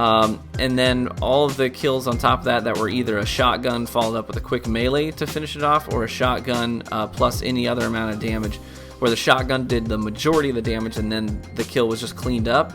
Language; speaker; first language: English; native; English